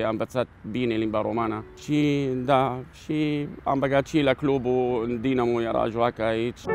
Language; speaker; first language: Romanian; non-native, learner; Arabic